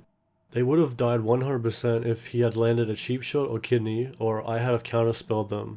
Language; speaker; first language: English; native; English